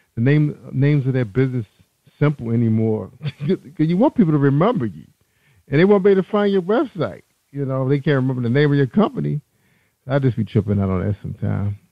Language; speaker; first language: English; native; English